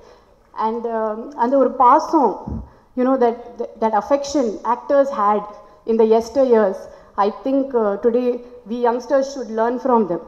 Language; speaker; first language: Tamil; non-native, local second language; Hindi